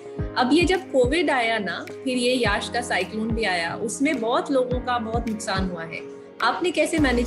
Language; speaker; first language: Hindi; native; Hindi